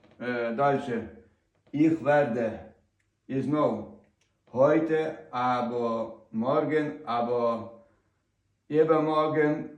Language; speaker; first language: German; non-native, learner; Ukrainian